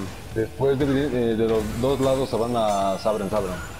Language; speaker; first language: Spanish; native; Spanish